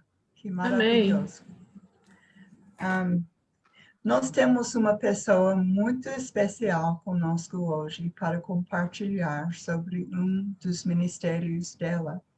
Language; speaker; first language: Portuguese; non-native, fluent; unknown